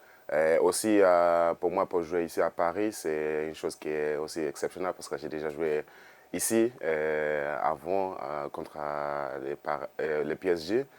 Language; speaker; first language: French; non-native, fluent; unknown